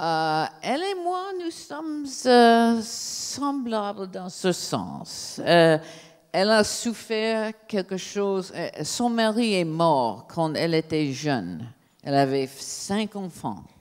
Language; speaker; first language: French; non-native, fluent; English